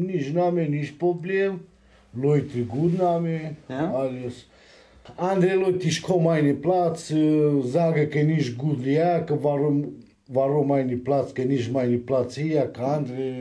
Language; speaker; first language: German; non-native, learner; Romanian